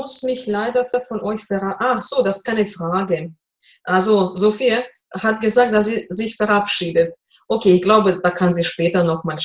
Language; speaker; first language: German; non-native, fluent; Russian